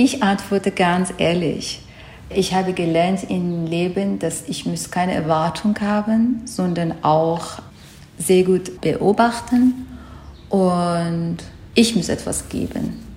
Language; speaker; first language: German; non-native, learner; Persian